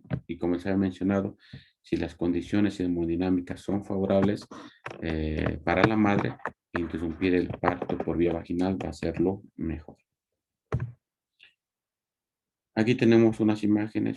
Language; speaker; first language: Spanish; native; Spanish